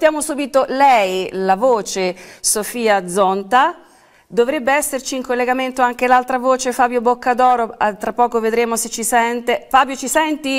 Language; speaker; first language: Italian; native; Italian